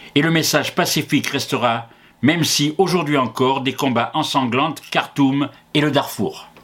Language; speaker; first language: French; native; French